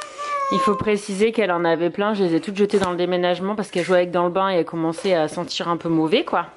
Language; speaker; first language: French; native; French